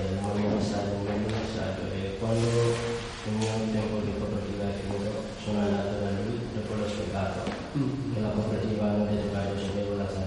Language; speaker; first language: Italian; non-native, learner; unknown